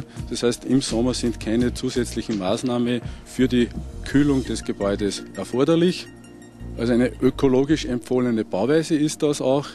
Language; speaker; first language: German; native; German